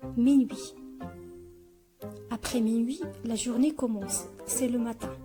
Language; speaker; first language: French; non-native, local second language; Arabic